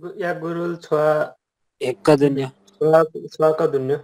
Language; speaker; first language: Korean; non-native, learner; Nepali